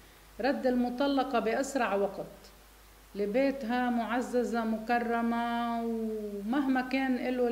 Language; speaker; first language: Arabic; native; Arabic